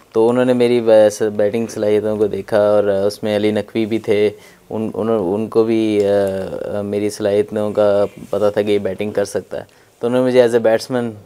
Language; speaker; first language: Urdu; non-native, local second language; Punjabi